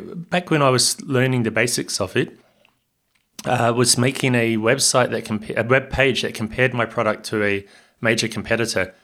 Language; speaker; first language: English; native; English